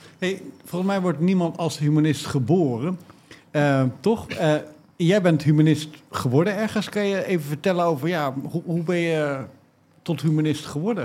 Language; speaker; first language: Dutch; native; Dutch